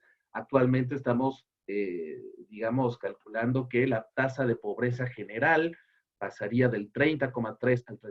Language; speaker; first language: Spanish; native; Spanish